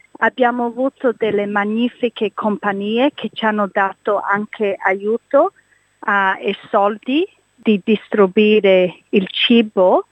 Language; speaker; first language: Italian; early bilingual, heritage; English